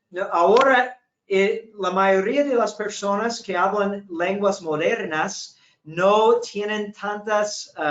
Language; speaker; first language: Spanish; non-native, fluent; English